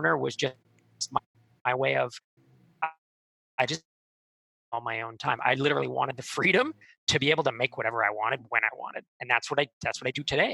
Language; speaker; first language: English; native; English